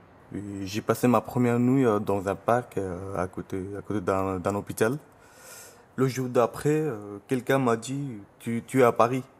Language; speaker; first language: French; non-native, fluent; Bangla